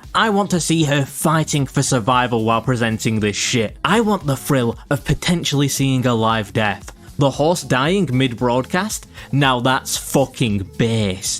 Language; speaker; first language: English; native; English